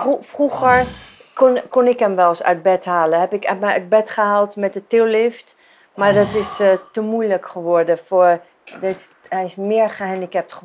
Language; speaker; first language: Dutch; non-native, fluent; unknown